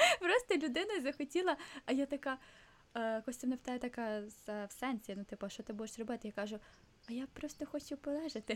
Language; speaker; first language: Ukrainian; non-native, local second language; Russian